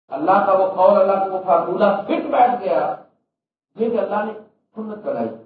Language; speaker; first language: Urdu; non-native, local second language; Punjabi